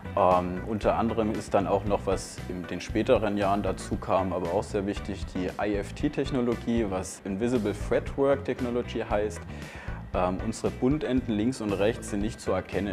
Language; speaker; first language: German; native; German